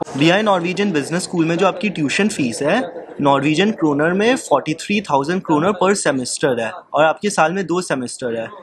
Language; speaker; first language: Hindi; native; Hindi